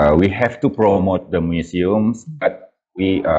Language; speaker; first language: English; non-native, fluent; Indonesian